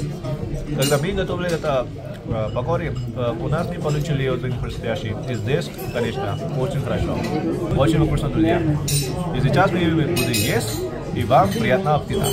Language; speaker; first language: Russian; non-native, learner; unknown